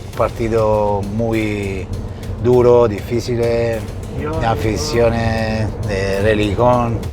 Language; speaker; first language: Spanish; non-native, learner; Italian